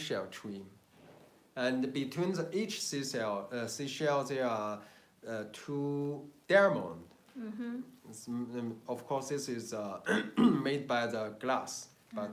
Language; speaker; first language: English; non-native, learner; Chinese